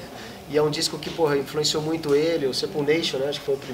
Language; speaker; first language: Portuguese; native; Portuguese